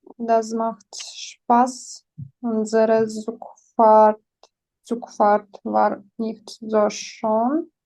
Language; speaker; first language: German; non-native, learner; Ukrainian